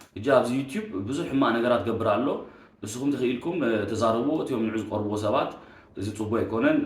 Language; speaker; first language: Tigrinya; early bilingual, heritage; Tigrinya